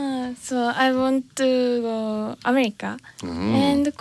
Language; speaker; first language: English; non-native, learner; Japanese